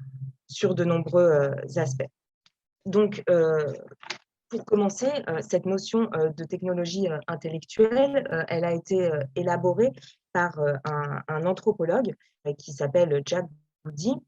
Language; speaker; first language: French; native; French